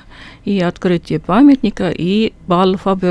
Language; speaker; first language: Russian; non-native, learner; Estonian